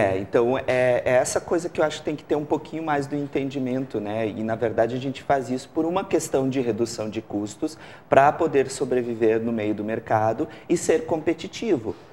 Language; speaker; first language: Portuguese; native; Portuguese